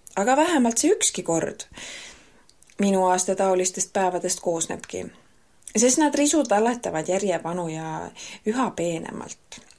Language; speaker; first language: Estonian; native; Estonian